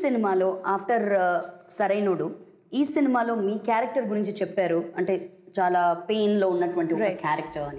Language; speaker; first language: Telugu; native; Telugu